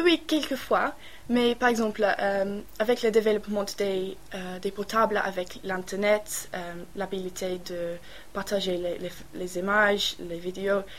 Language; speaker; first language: French; non-native, learner; English